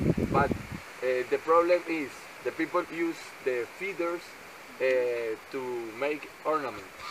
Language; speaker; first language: English; non-native, learner; Spanish